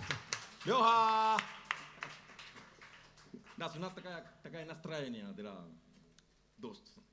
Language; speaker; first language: Russian; early bilingual, heritage; Russian